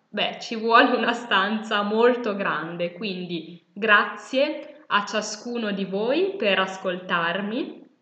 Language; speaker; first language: Italian; native; Italian